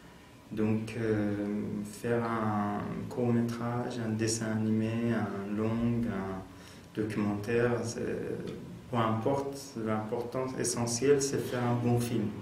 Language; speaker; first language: French; non-native, fluent; Persian